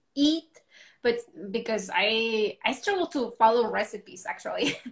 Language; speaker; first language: English; non-native, fluent; Spanish